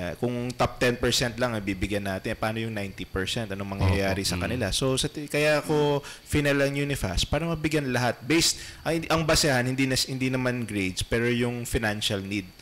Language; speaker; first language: Filipino; native; Filipino